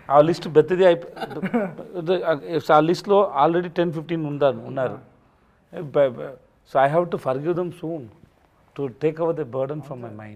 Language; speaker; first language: Telugu; non-native, local second language; Tamil